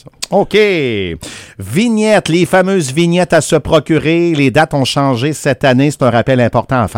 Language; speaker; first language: French; native; French